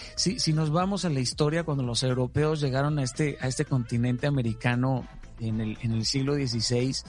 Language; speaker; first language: Spanish; native; Spanish